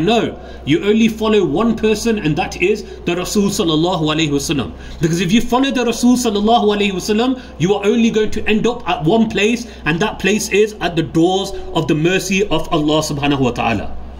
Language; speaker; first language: English; early bilingual, other home language; Urdu